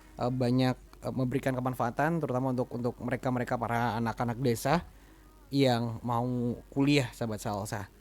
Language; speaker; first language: Indonesian; non-native, local second language; Madurese